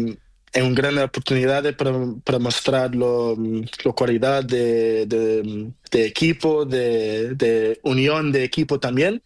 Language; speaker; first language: Spanish; non-native, learner; Portuguese